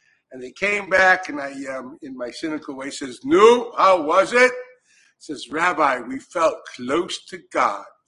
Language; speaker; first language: English; native; English